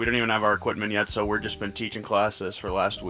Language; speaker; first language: English; native; English